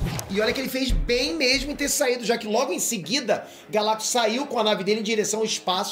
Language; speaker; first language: Portuguese; native; Portuguese